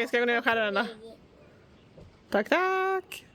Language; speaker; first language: Swedish; native; Swedish